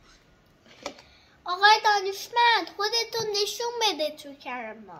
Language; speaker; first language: Persian; early bilingual, heritage; Persian